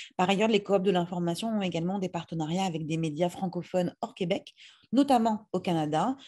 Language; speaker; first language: French; native; French